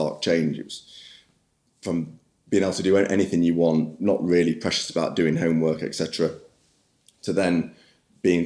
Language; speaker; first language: English; native; English